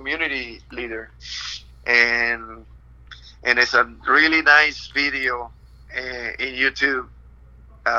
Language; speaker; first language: English; non-native, fluent; Spanish